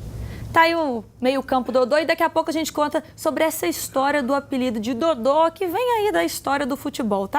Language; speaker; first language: Portuguese; native; Portuguese